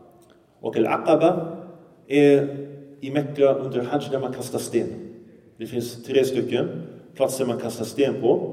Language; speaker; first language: Swedish; early bilingual, other home language; Arabic